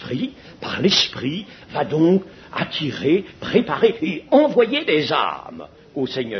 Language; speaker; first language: French; native; French